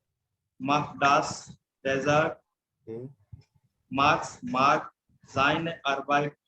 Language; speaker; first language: German; non-native, learner; Hindi